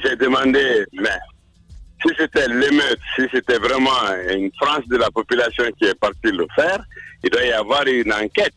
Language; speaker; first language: French; non-native, local second language; Mandingo